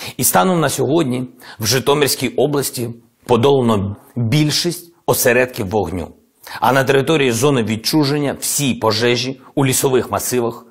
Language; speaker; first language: Ukrainian; non-native, local second language; Russian